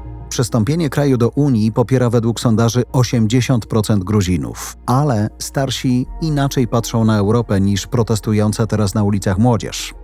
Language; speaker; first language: Polish; native; Polish